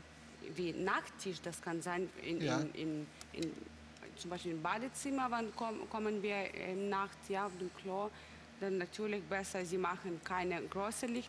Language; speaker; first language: German; non-native, fluent; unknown